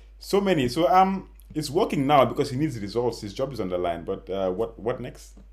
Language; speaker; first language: English; non-native, local second language; Wolof